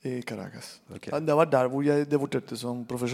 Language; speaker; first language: Norwegian; non-native, fluent; Spanish